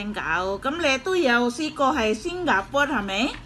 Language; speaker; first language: Cantonese; native; Cantonese